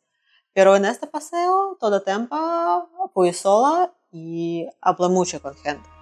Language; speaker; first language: Spanish; non-native, learner; Russian